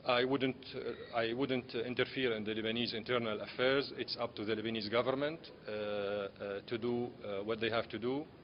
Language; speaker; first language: English; non-native, fluent; Arabic